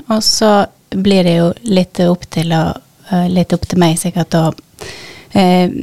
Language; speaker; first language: Norwegian; native; Norwegian